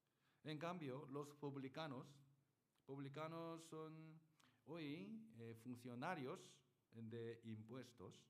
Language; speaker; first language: Spanish; non-native, learner; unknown